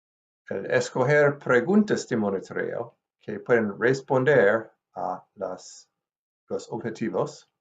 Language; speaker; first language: Spanish; non-native, fluent; English